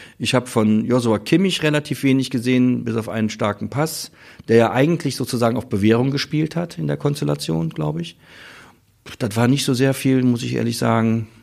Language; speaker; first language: German; native; German